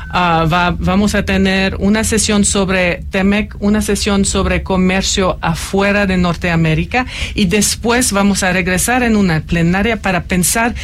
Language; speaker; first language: Spanish; non-native, fluent; French